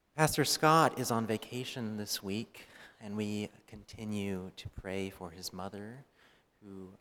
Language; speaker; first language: English; native; English